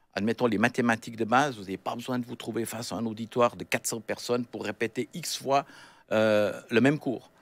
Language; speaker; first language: French; native; French